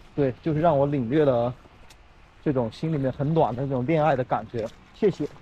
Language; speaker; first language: Chinese; native; Chinese